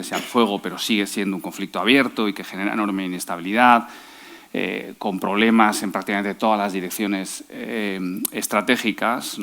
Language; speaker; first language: Spanish; native; Spanish